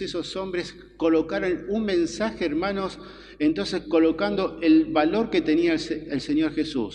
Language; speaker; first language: Spanish; native; Spanish